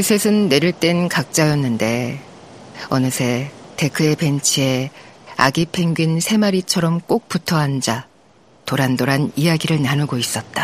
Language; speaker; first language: Korean; native; Korean